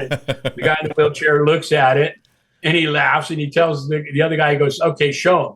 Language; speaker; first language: English; native; English